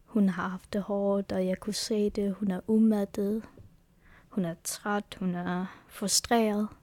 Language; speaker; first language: Danish; non-native, local second language; Kalaallisut